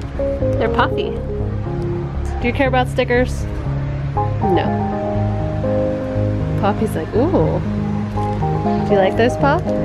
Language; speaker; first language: English; native; English